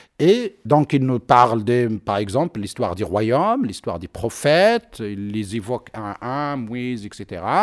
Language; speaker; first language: French; non-native, local second language; Arabic